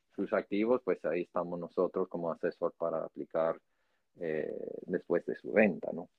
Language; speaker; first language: Spanish; non-native, fluent; English